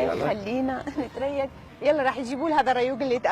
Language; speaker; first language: Arabic; native; Arabic